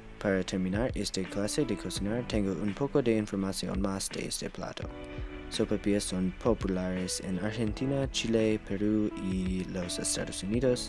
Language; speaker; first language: Spanish; non-native, learner; English